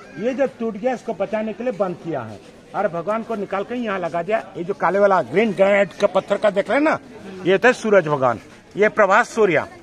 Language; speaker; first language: Hindi; non-native, local second language; Odia